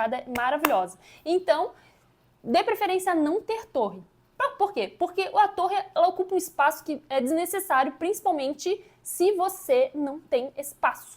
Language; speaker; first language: Portuguese; native; Portuguese